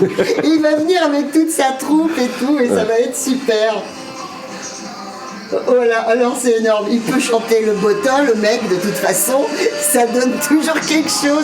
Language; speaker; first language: French; native; French